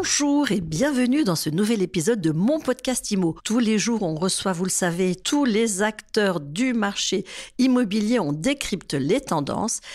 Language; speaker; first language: French; native; French